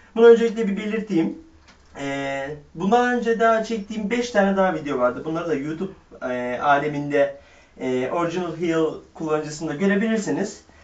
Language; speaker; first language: Turkish; early bilingual, heritage; Turkish